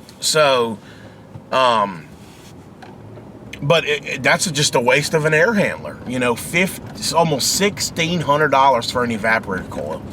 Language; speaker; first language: English; native; English